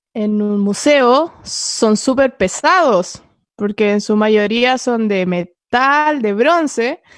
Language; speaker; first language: Spanish; native; Spanish